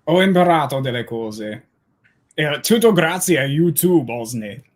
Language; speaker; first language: Italian; non-native, learner; English